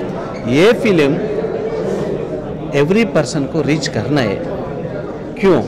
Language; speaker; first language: Hindi; non-native, local second language; Telugu